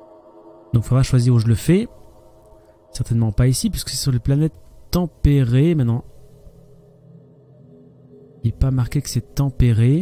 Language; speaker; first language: French; native; French